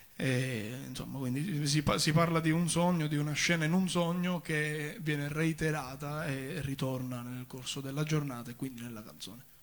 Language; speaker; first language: Italian; non-native, local second language; Sicilian